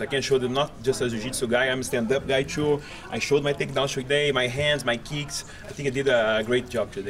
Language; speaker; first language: English; non-native, learner; Portuguese